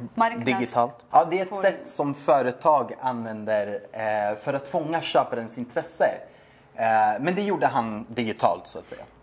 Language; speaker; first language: Swedish; native; Swedish